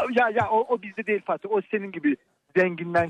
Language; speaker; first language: Turkish; native; Turkish